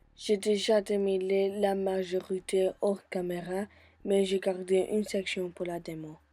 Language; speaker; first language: French; non-native, fluent; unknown